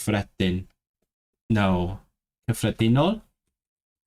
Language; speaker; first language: Welsh; non-native, learner; Cantonese